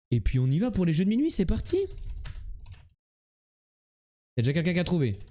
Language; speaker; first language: French; native; French